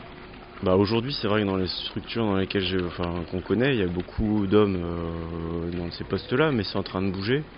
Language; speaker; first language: French; native; French